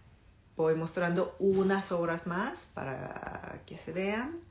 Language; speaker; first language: Spanish; non-native, fluent; Korean